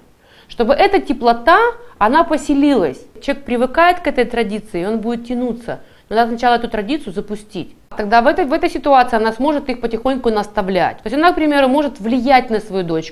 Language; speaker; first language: Russian; native; Russian